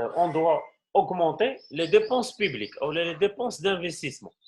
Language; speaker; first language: French; non-native, local second language; Arabic